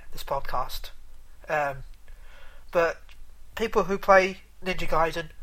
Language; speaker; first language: English; native; English